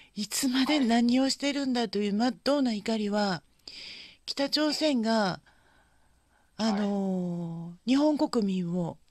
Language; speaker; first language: Japanese; native; Japanese